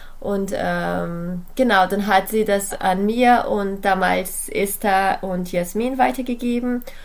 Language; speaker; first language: German; non-native, fluent; Portuguese